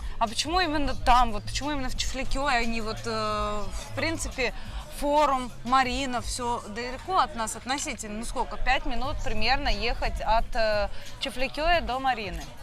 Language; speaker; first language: Russian; native; Russian